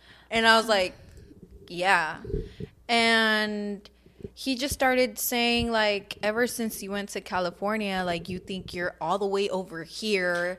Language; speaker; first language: English; early bilingual, other home language; Spanish